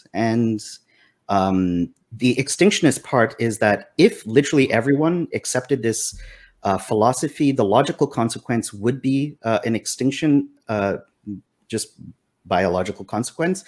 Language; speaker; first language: English; native; English